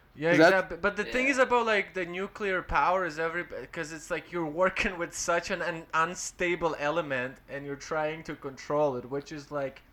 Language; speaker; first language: English; non-native, fluent; Ukrainian